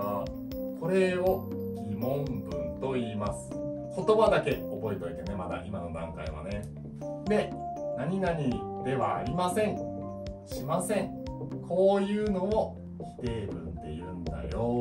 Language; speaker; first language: Japanese; native; Japanese